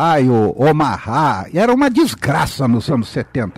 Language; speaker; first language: Portuguese; native; Portuguese